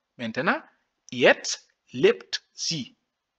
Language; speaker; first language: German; non-native, fluent; French